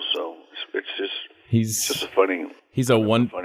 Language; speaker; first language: English; native; English